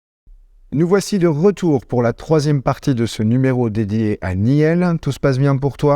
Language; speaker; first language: French; native; French